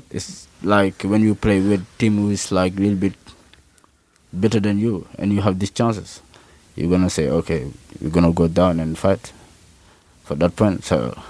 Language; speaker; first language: English; non-native, learner; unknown